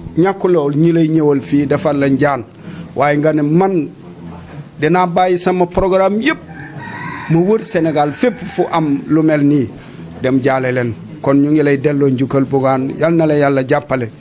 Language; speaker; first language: Wolof; non-native, local second language; Jola-Fonyi